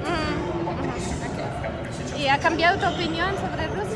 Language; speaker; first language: Spanish; non-native, fluent; Russian